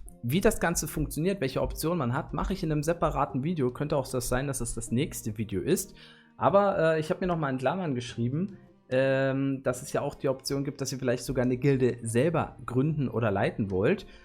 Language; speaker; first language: German; native; German